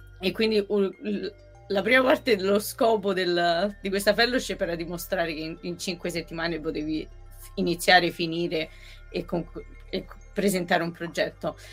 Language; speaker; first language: Italian; native; Italian